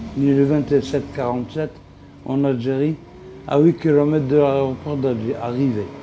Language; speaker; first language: French; non-native, local second language; Arabic